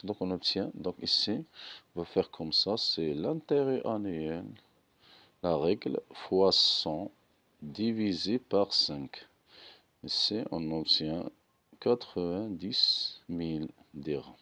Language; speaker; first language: French; non-native, local second language; Arabic